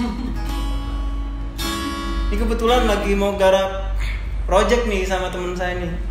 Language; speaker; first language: Indonesian; native; Indonesian